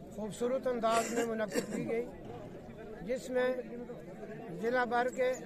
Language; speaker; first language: Hindi; native; Hindi